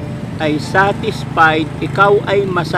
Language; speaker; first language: Filipino; native; Filipino